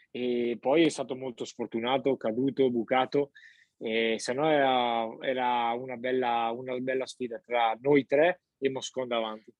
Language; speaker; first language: Italian; native; Italian